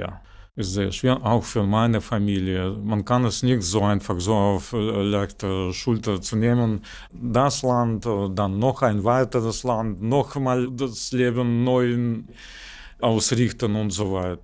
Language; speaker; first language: German; non-native, fluent; Russian